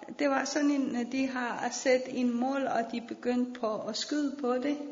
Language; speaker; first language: Danish; non-native, fluent; Persian